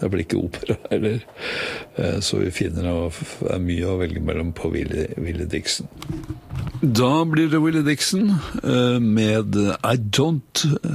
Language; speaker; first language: Norwegian; native; Norwegian